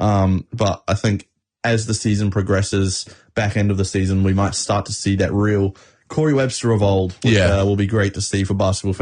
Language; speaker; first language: English; native; English